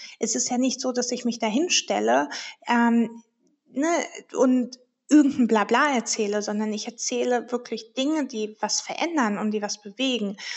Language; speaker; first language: German; early bilingual, heritage; German